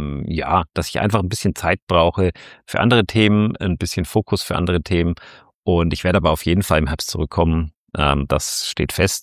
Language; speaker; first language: German; native; German